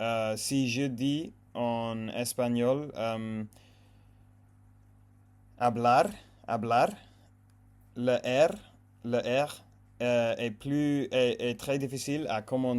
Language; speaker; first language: French; non-native, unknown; English